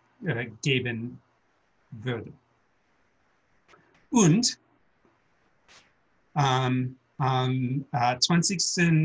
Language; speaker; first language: German; non-native, learner; English